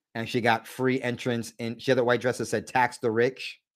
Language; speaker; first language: English; native; English